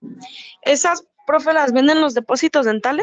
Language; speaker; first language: Spanish; native; Spanish